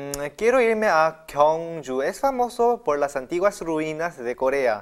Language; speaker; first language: Spanish; non-native, fluent; Korean